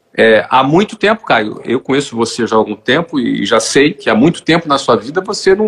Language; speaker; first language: Portuguese; native; Portuguese